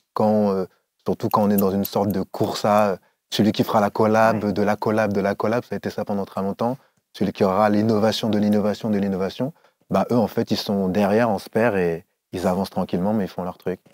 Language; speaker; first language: French; native; French